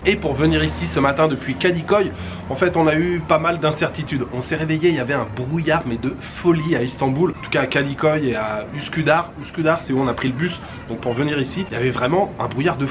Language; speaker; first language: French; native; French